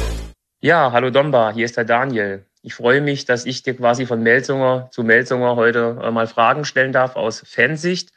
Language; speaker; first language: German; native; German